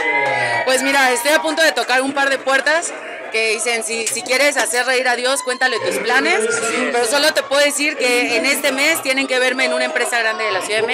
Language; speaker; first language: Spanish; native; Spanish